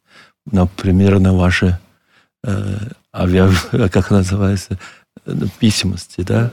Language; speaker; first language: Russian; non-native, learner; Chinese